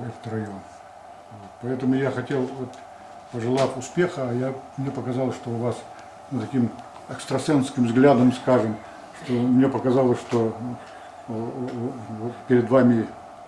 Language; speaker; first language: Russian; non-native, local second language; Yakut